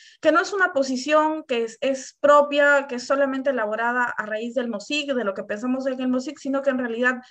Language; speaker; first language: Spanish; native; Spanish